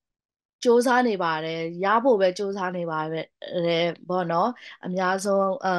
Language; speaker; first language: Burmese; non-native, local second language; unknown